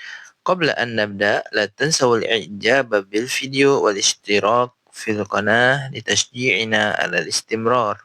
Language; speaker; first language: Arabic; non-native, fluent; Indonesian